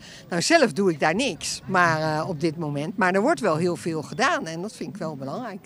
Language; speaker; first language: Dutch; native; Dutch